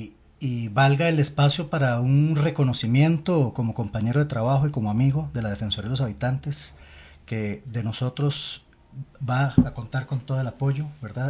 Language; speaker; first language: Spanish; native; Spanish